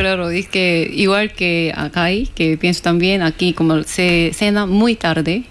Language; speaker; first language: Spanish; non-native, learner; Korean